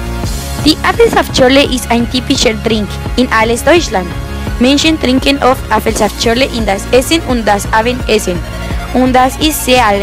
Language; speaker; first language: German; non-native, learner; Spanish